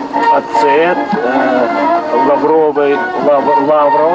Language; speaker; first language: Russian; non-native, learner; Italian